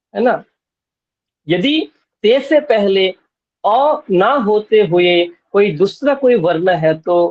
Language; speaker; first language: Hindi; non-native, local second language; Bangla